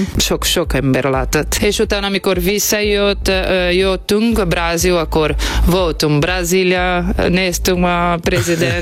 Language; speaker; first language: Hungarian; non-native, learner; Portuguese